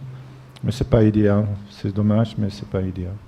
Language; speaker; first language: French; non-native, fluent; Dutch